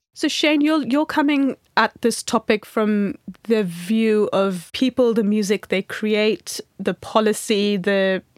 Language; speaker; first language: English; non-native, local second language; Hindi